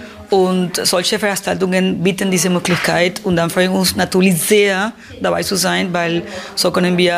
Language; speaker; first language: German; non-native, fluent; Spanish